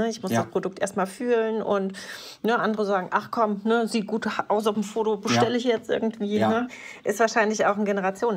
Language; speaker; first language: German; native; German